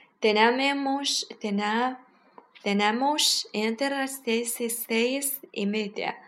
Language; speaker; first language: Spanish; non-native, learner; Chinese